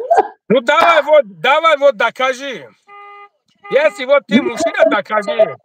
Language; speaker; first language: Russian; non-native, learner; Tajik